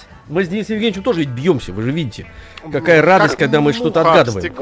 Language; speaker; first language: Russian; native; Russian